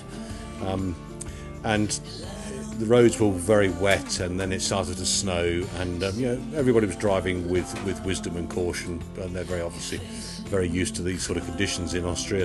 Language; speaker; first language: English; native; English